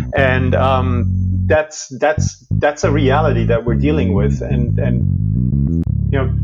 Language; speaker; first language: English; non-native, fluent; German